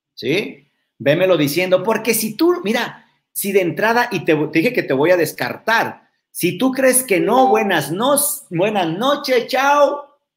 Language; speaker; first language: Spanish; native; Spanish